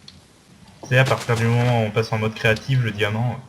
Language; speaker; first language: French; native; French